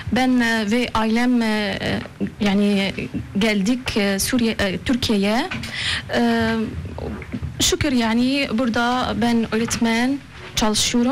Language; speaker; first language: Turkish; non-native, learner; Arabic